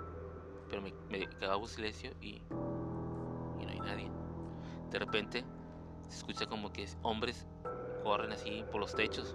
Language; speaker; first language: Spanish; native; Spanish